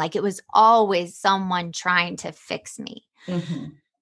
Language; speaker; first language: English; native; English